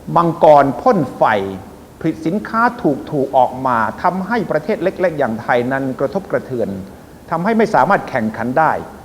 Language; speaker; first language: Thai; native; Thai